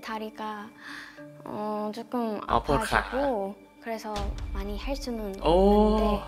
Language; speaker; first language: Korean; non-native, fluent; Thai